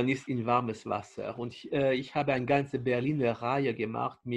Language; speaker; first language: German; non-native, fluent; French